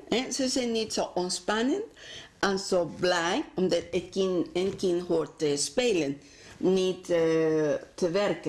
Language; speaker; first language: Dutch; non-native, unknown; Spanish